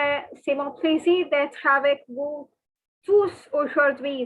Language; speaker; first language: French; non-native, learner; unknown